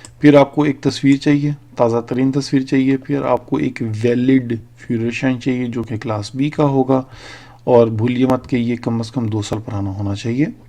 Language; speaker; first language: Urdu; native; Urdu